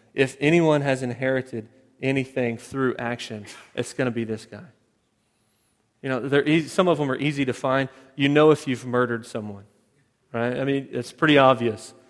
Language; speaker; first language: English; native; English